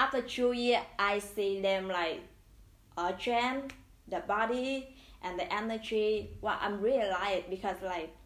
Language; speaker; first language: English; non-native, learner; Vietnamese